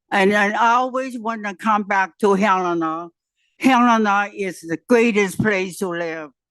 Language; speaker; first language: English; non-native, learner; Chinese